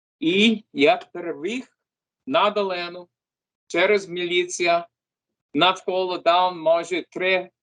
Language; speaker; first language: Ukrainian; early bilingual, heritage; English